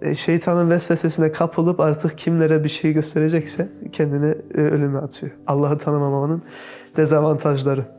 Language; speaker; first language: Turkish; early bilingual, heritage; Turkish